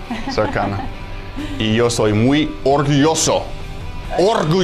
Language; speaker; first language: Spanish; non-native, fluent; English